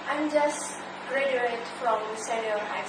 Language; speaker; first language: English; non-native, learner; Indonesian